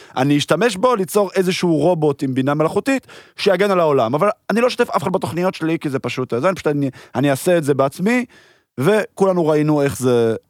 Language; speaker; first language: Hebrew; early bilingual, heritage; Hebrew